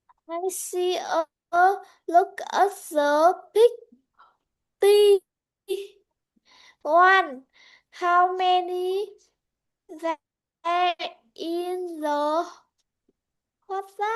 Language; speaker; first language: English; non-native, learner; Vietnamese